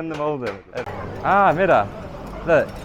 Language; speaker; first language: Turkish; non-native, learner; English